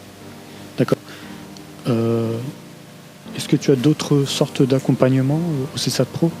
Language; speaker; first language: French; native; French